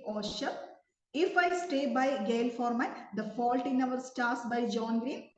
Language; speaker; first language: English; non-native, local second language; Malayalam